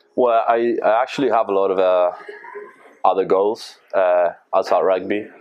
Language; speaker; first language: English; non-native, fluent; Spanish